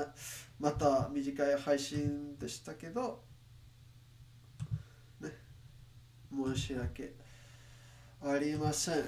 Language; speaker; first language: Japanese; non-native, learner; English